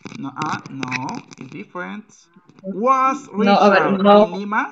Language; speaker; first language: English; non-native, fluent; Spanish